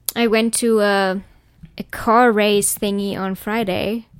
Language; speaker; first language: English; non-native, fluent; German